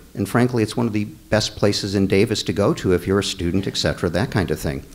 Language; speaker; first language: English; native; English